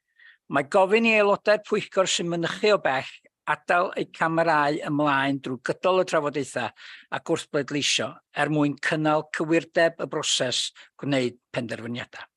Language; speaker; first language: Welsh; native; Welsh